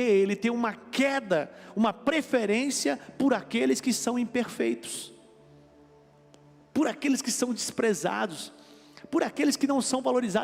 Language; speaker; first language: Portuguese; native; Portuguese